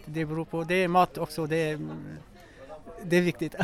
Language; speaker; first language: Swedish; non-native, fluent; Arabic